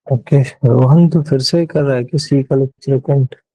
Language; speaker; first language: Hindi; non-native, local second language; Marathi